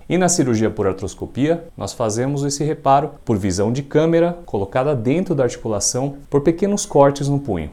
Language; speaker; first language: Portuguese; native; Portuguese